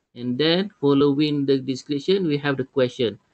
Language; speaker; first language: English; non-native, local second language; Malay